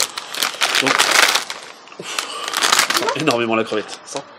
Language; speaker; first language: French; native; French